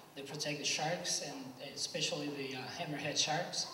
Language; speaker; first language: English; non-native, fluent; Spanish